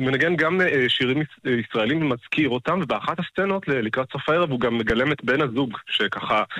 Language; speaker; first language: Hebrew; native; Hebrew